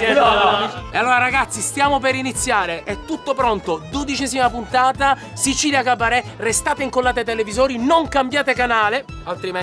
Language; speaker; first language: Italian; native; Italian